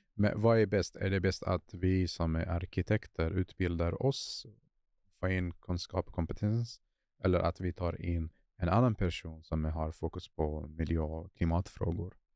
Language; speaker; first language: Swedish; non-native, fluent; Arabic